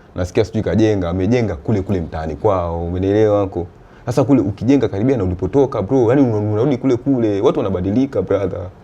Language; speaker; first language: Swahili; native; Swahili